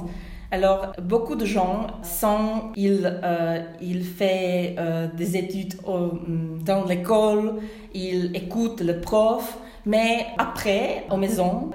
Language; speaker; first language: French; non-native, fluent; Czech